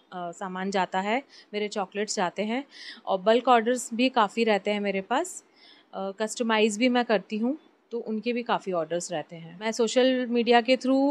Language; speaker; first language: Hindi; native; Hindi